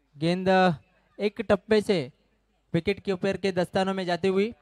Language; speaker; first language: Hindi; non-native, local second language; Marathi